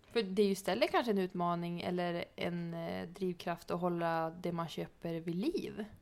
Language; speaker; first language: Swedish; native; Swedish